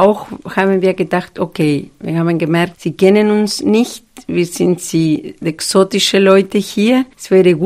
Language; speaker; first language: German; non-native, fluent; Spanish